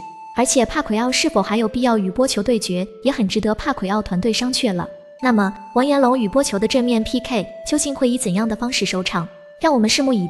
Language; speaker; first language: Chinese; native; Chinese